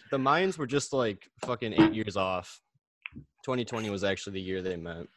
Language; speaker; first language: English; native; English